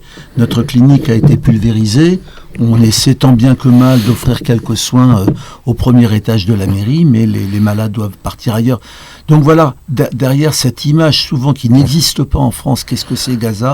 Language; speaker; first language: French; native; French